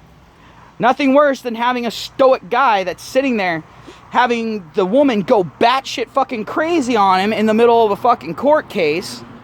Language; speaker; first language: English; native; English